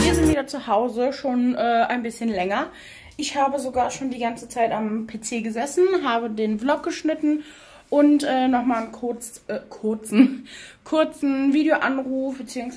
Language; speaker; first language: German; native; German